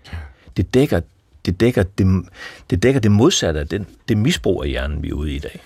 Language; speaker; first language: Danish; native; Danish